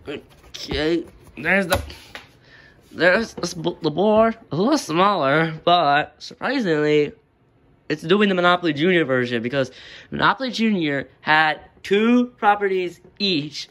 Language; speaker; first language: English; native; English